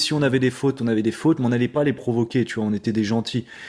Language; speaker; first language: French; native; French